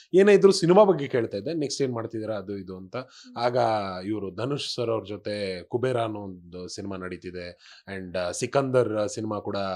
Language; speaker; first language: Kannada; non-native, local second language; Kodava